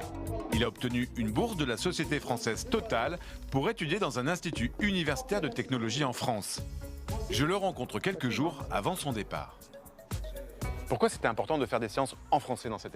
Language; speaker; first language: French; native; French